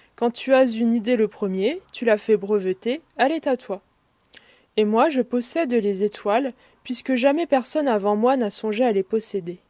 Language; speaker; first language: French; native; French